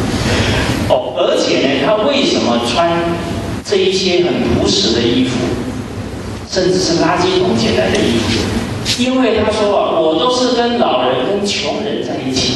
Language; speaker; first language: Chinese; native; Chinese